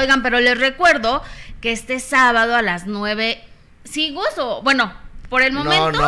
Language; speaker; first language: Spanish; native; Spanish